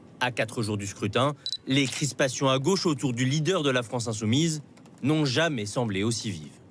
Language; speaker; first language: French; native; French